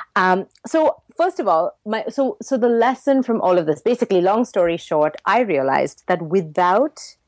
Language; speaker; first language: English; native; English